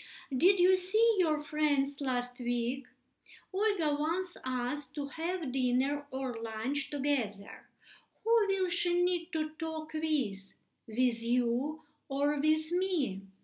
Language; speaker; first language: English; non-native, learner; Russian